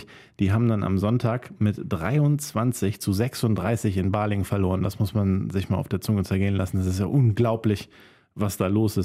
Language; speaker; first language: German; native; German